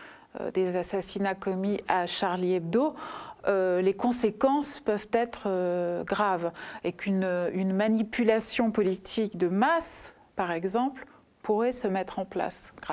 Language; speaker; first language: French; native; French